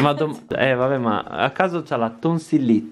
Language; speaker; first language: Italian; native; Italian